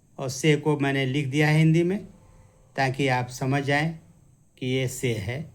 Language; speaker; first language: Hindi; native; Hindi